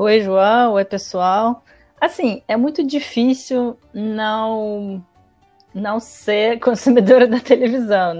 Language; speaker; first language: Portuguese; non-native, fluent; Russian